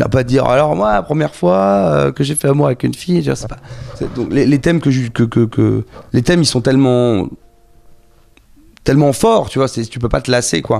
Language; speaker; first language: French; native; French